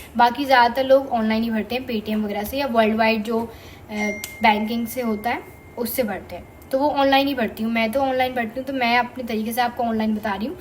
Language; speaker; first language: Hindi; native; Hindi